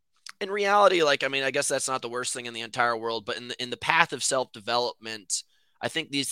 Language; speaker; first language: English; native; English